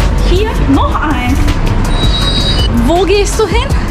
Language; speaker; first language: German; non-native, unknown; Turkish